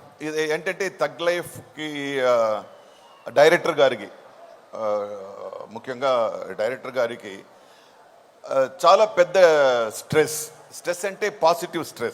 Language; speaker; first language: Telugu; non-native, fluent; Tamil